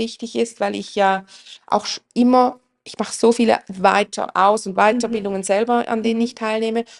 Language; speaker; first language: German; native; German